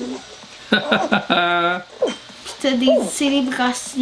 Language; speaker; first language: French; native; French